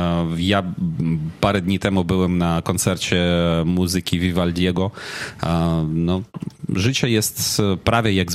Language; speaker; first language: Polish; non-native, fluent; Ukrainian